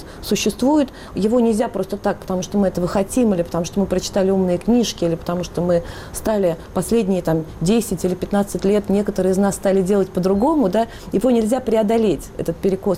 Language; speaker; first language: Russian; native; Russian